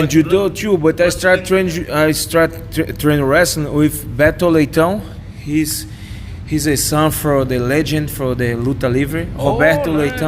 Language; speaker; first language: English; non-native, learner; Portuguese